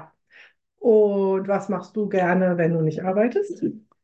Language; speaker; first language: German; native; German